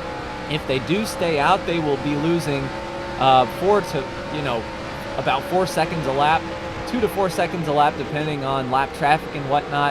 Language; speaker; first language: English; native; English